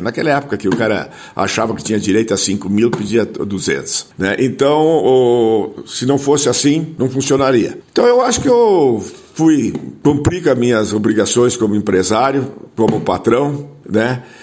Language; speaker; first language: Portuguese; non-native, local second language; German